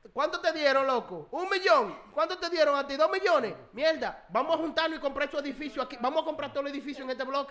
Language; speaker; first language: Spanish; early bilingual, other home language; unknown